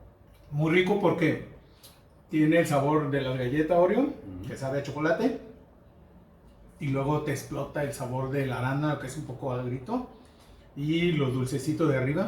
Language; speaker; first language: Spanish; native; Spanish